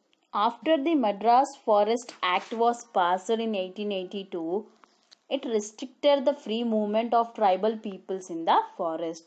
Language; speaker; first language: English; non-native, local second language; Telugu